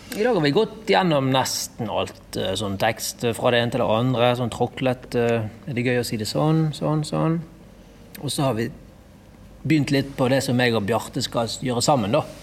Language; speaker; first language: Norwegian; native; Norwegian